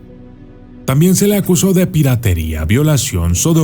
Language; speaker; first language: Spanish; native; Spanish